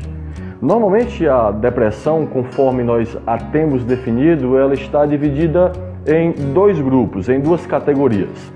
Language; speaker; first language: Portuguese; native; Portuguese